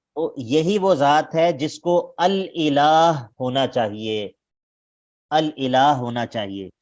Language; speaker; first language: Urdu; native; Urdu